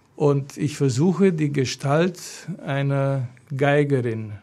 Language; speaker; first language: German; non-native, fluent; Romanian